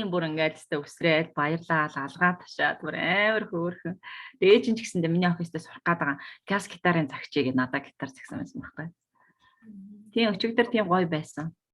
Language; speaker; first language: Mongolian; native; Mongolian